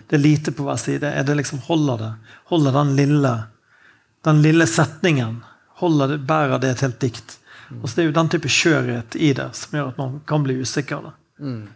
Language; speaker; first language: Norwegian; native; Norwegian